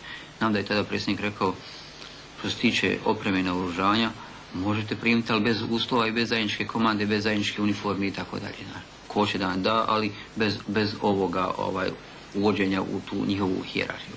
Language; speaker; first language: Bosnian; native; Bosnian